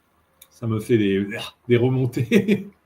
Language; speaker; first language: French; native; French